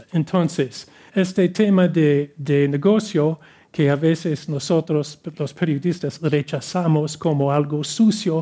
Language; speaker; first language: Spanish; non-native, fluent; English